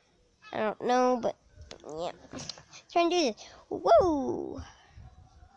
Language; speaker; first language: English; native; English